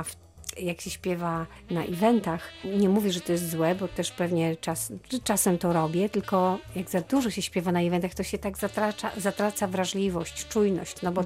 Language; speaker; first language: Polish; native; Polish